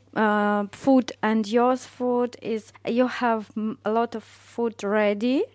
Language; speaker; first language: English; non-native, learner; Ukrainian